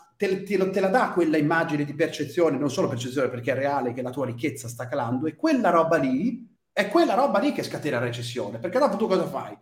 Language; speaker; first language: Italian; native; Italian